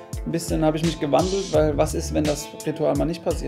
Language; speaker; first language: German; native; German